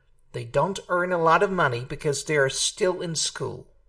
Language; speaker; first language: English; non-native, fluent; Hungarian